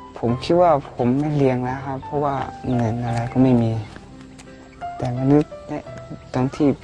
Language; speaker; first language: Thai; non-native, local second language; Akha